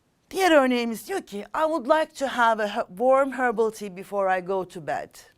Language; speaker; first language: English; non-native, fluent; Turkish